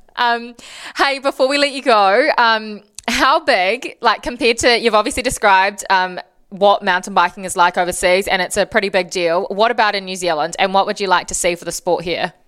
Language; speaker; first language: English; native; English